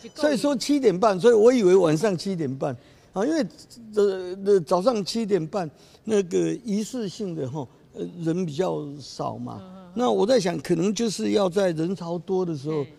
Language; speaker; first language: Chinese; native; Chinese